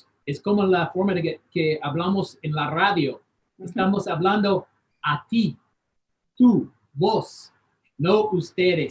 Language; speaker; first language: Spanish; non-native, fluent; English